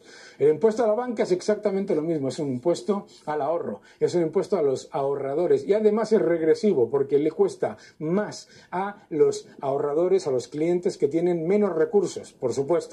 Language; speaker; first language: Spanish; native; Spanish